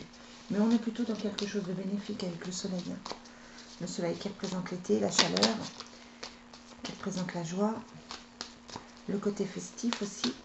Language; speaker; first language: French; native; French